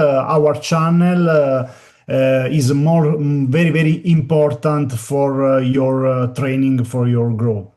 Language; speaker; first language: English; non-native, learner; Italian